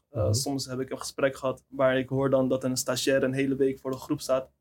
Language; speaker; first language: Dutch; native; Dutch